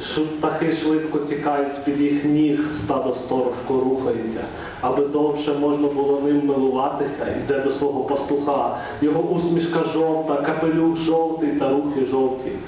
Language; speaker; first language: Ukrainian; native; Ukrainian